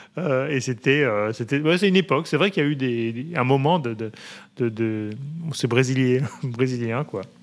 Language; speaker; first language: French; native; French